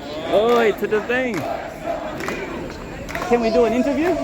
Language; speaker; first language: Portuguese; non-native, fluent; English